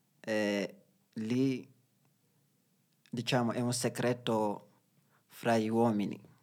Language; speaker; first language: Italian; non-native, learner; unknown